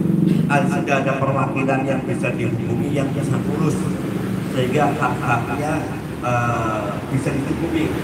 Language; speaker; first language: Indonesian; native; Indonesian